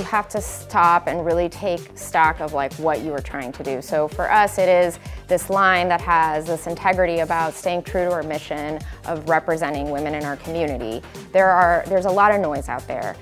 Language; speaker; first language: English; early bilingual, other home language; Spanish